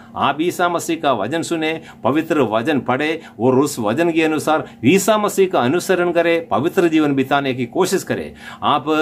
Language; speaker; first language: Hindi; non-native, local second language; Malayalam